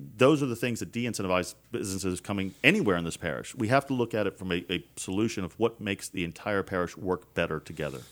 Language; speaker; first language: English; native; English